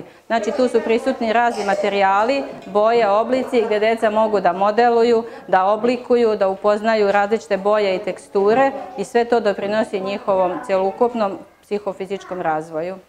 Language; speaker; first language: Serbian; native; Serbian